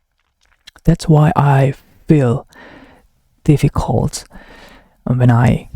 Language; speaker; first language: English; non-native, learner; Korean